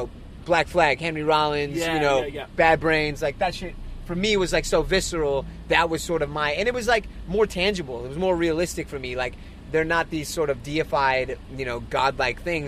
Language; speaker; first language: English; native; English